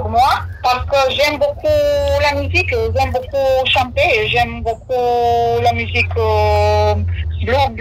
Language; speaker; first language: French; non-native, learner; Romanian